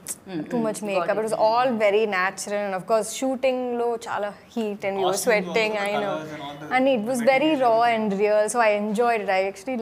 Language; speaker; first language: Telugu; non-native, learner; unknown